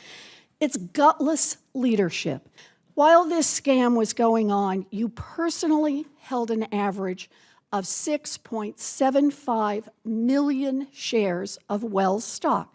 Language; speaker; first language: English; native; English